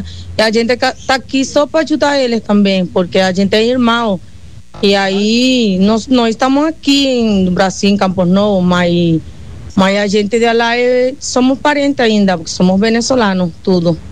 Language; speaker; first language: Portuguese; non-native, learner; Spanish